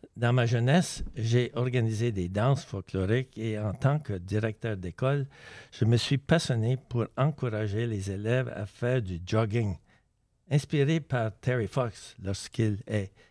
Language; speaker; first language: French; native; French